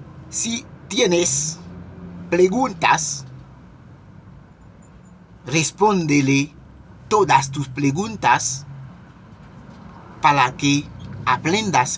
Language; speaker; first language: Spanish; non-native, local second language; Haitian Creole